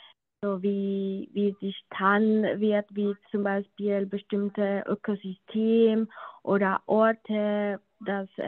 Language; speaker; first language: German; non-native, learner; Spanish